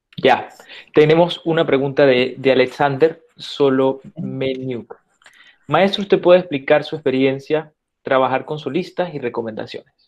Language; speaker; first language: Spanish; native; Spanish